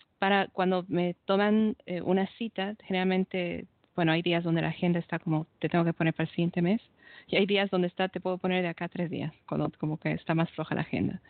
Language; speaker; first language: Spanish; native; Spanish